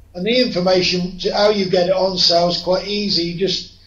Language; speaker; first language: English; native; English